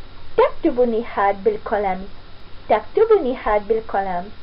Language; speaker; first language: Arabic; non-native, fluent; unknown